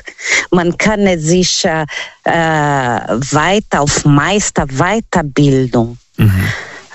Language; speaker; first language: German; non-native, learner; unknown